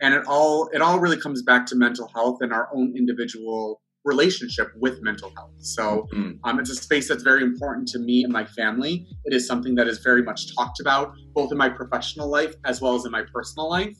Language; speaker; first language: English; native; English